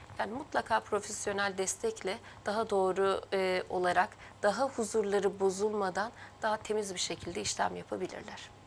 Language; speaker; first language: Turkish; early bilingual, heritage; Turkish